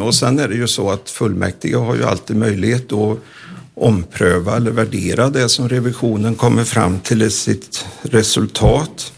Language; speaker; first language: Swedish; native; Swedish